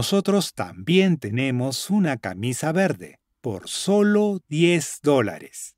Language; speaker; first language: Spanish; non-native, learner; English